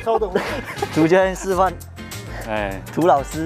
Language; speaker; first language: Chinese; native; Chinese